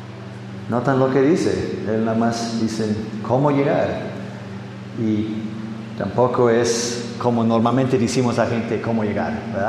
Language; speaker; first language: Spanish; non-native, fluent; English